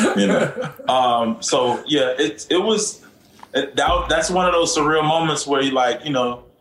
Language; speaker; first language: English; native; English